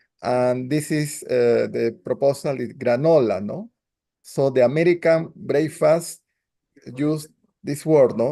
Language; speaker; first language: English; non-native, learner; Spanish